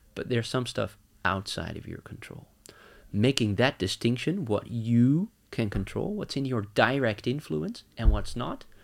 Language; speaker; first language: English; non-native, fluent; Dutch